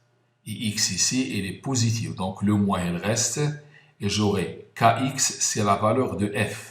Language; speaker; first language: French; non-native, local second language; Arabic